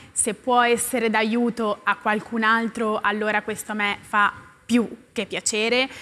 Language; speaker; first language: Italian; native; Italian